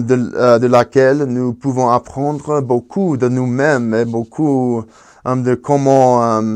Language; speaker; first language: French; non-native, fluent; Spanish